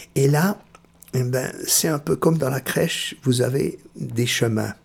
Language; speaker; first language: French; native; French